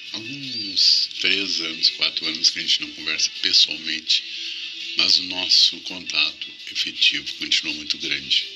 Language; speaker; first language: Portuguese; native; Portuguese